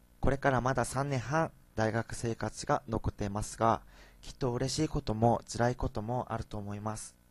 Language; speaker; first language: Japanese; non-native, fluent; Korean